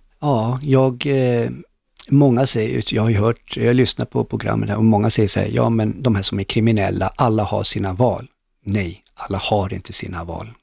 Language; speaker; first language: Swedish; early bilingual, other home language; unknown